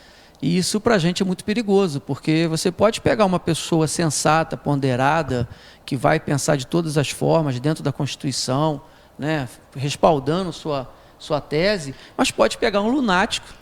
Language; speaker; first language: Portuguese; native; Portuguese